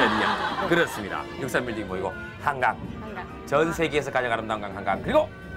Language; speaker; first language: Korean; native; Korean